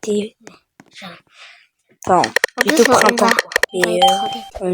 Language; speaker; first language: French; native; French